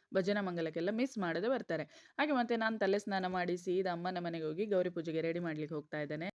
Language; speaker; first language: Kannada; non-native, local second language; Konkani